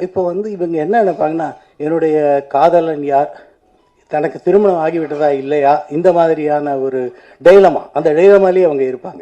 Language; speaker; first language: Tamil; native; Tamil